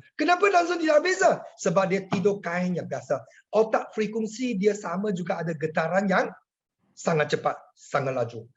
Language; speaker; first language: Malay; non-native, local second language; Chinese